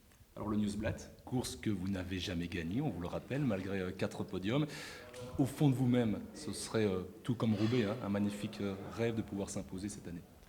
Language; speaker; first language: French; native; French